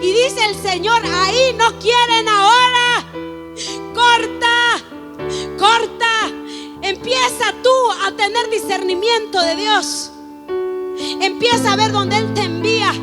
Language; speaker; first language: Spanish; native; Spanish